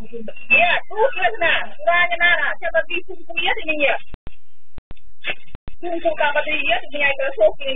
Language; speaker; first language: Russian; non-native, learner; Vietnamese